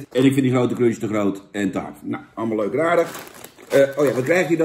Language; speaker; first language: Dutch; native; Dutch